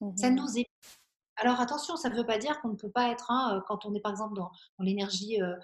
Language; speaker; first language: French; native; French